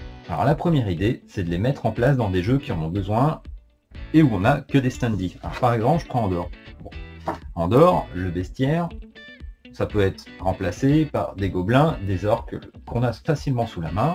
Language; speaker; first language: French; native; French